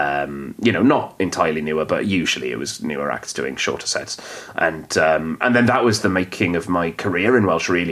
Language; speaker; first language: English; non-native, local second language; Welsh